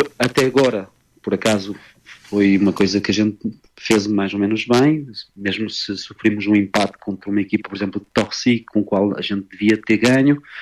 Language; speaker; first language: Portuguese; early bilingual, heritage; Portuguese